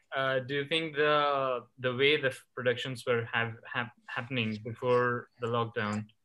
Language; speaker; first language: English; non-native, local second language; Gujarati